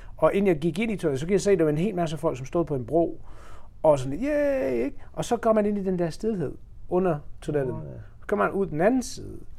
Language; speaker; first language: Danish; non-native, fluent; English